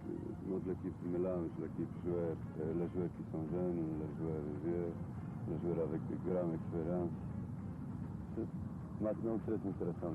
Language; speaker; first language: French; non-native, learner; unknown